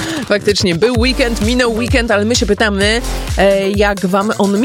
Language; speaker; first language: Polish; native; Polish